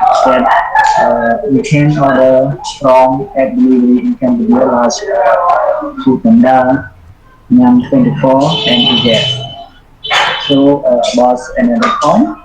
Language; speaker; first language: English; non-native, learner; Khmer